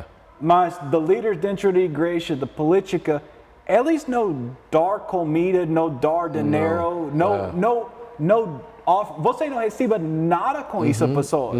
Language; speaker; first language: Portuguese; non-native, learner; English